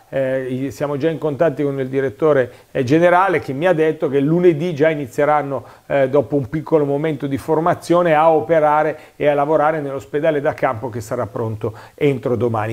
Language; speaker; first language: Italian; native; Italian